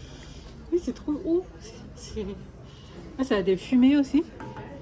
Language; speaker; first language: French; non-native, fluent; Chinese